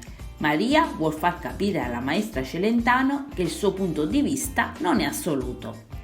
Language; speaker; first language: Italian; native; Italian